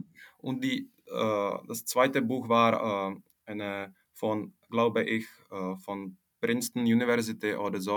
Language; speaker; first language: German; non-native, fluent; Czech